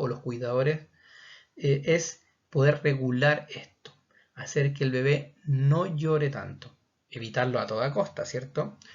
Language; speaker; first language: Spanish; native; Spanish